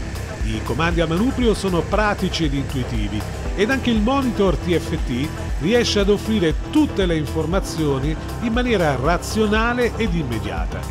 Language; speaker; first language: Italian; native; Italian